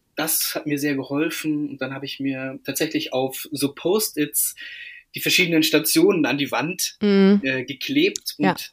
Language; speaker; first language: German; native; German